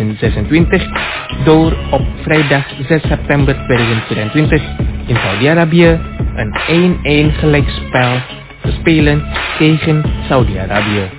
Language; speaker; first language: Dutch; non-native, fluent; Indonesian